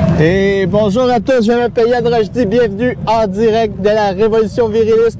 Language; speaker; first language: French; native; French